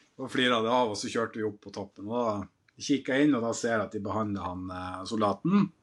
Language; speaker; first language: Norwegian; native; Norwegian